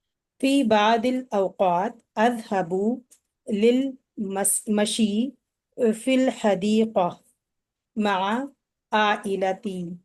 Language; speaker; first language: Arabic; non-native, learner; Urdu